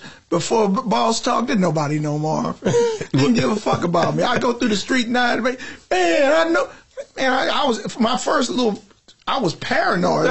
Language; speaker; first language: English; native; English